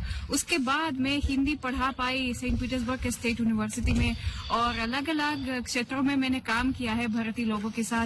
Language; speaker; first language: Hindi; non-native, fluent; Russian